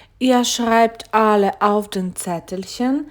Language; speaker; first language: German; non-native, fluent; Ukrainian